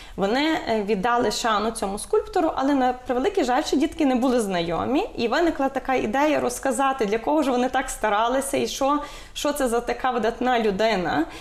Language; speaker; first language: Ukrainian; native; Ukrainian